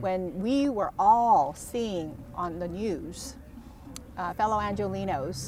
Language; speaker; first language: English; early bilingual, other home language; Korean